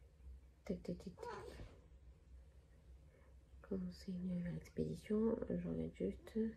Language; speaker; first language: French; native; French